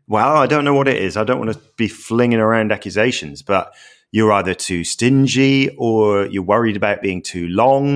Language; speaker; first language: English; native; English